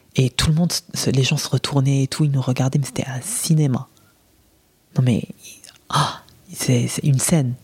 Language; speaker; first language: French; non-native, local second language; Arabic